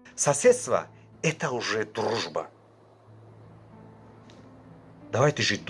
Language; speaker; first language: Russian; non-native, fluent; Tajik